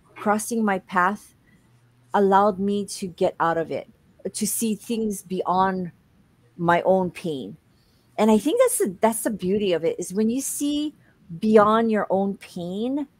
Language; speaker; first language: English; native; English